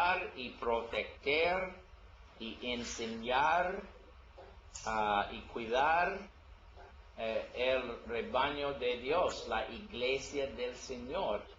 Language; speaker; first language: Spanish; non-native, learner; English